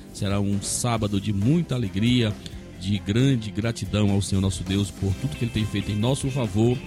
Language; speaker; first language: Portuguese; native; Portuguese